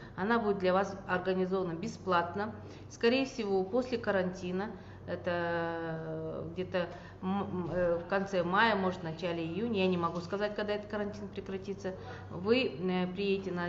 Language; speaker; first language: Russian; non-native, local second language; Kazakh